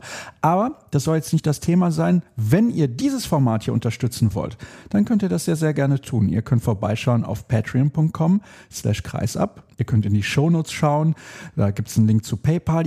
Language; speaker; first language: German; native; German